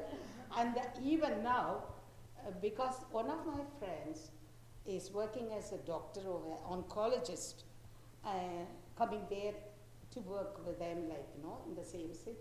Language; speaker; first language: English; non-native, local second language; Tamil